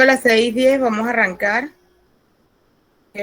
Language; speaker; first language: Spanish; native; Spanish